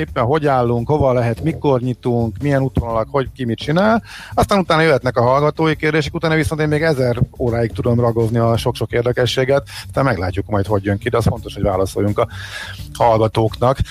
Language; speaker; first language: Hungarian; native; Hungarian